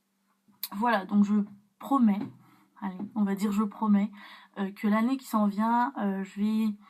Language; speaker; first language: French; native; French